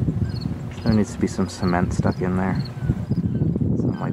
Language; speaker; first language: English; native; English